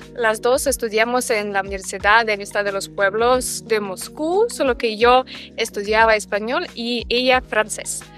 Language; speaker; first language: Spanish; non-native, fluent; Russian